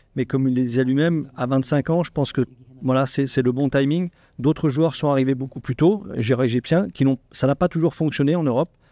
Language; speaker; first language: French; native; French